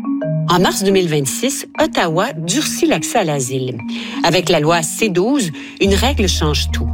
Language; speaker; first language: French; native; French